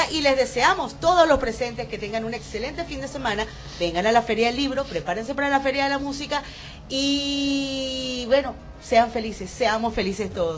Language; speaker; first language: Spanish; native; Spanish